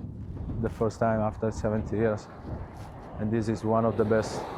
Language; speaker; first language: English; non-native, learner; Italian